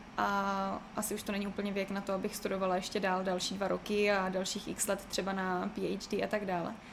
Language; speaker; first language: Czech; native; Czech